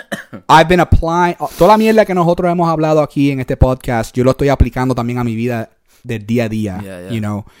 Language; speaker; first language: Spanish; early bilingual, heritage; Spanish